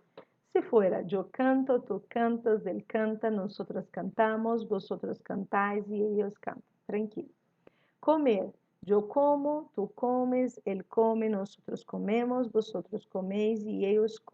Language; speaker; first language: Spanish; non-native, learner; Portuguese